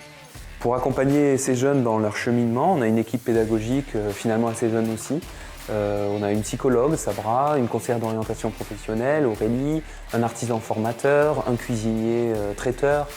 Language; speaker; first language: French; native; French